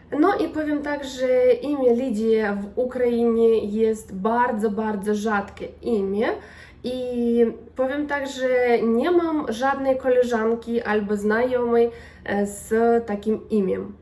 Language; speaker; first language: Polish; non-native, learner; Ukrainian